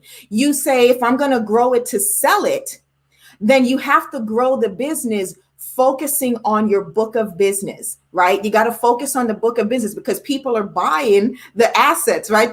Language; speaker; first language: English; native; English